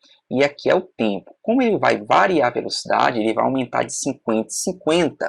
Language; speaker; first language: Portuguese; native; Portuguese